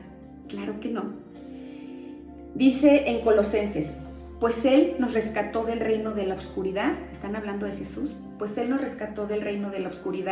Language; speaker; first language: Spanish; native; Spanish